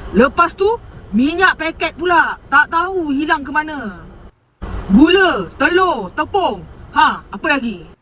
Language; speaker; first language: Malay; native; Malay